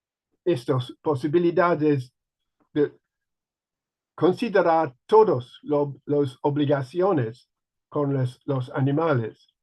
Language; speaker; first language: Spanish; non-native, learner; English